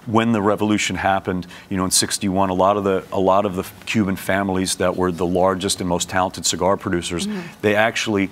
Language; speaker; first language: English; native; English